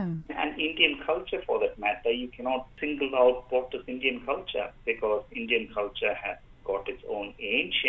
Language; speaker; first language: English; non-native, local second language; Tamil